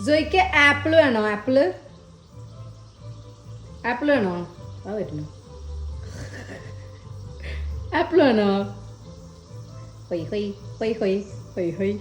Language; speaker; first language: Malayalam; native; Malayalam